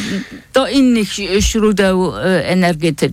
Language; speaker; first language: Polish; non-native, fluent; German